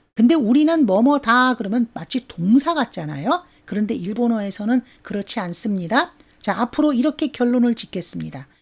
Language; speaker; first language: Korean; native; Korean